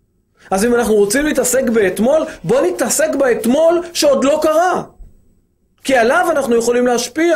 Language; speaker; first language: Hebrew; native; Hebrew